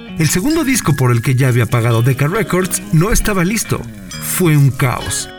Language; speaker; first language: Spanish; native; Spanish